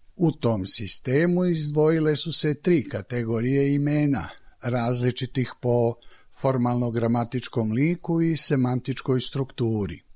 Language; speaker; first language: Serbian; native; Serbian